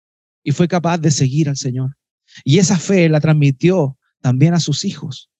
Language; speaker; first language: Spanish; native; Spanish